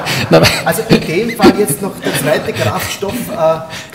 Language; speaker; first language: German; native; German